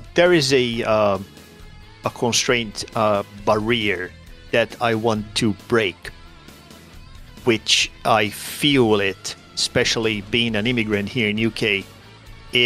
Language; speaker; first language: English; non-native, fluent; Portuguese